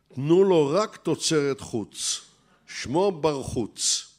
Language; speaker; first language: Hebrew; native; Hebrew